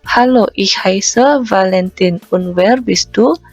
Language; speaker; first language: German; non-native, fluent; Indonesian